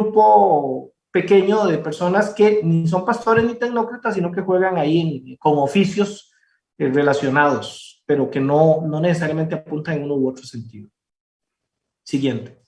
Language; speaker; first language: Spanish; native; Spanish